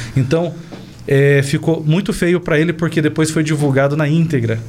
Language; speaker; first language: Portuguese; native; Portuguese